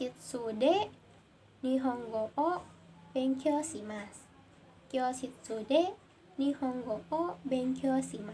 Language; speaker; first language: Japanese; non-native, learner; Indonesian